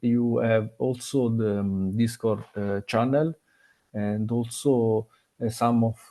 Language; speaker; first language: English; non-native, fluent; Italian